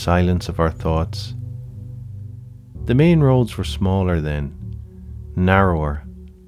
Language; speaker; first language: English; native; English